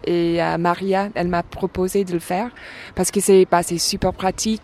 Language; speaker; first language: French; non-native, fluent; English